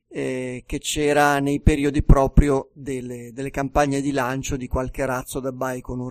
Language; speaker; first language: Italian; native; Italian